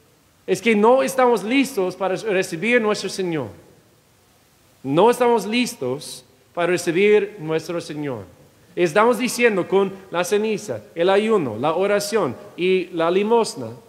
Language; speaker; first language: Spanish; non-native, fluent; English